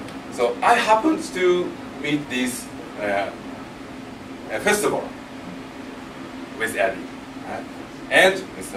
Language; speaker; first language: English; non-native, learner; Japanese